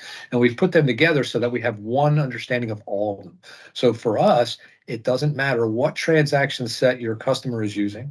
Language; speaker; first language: English; native; English